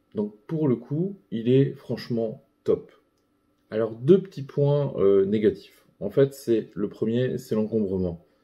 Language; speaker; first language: French; native; French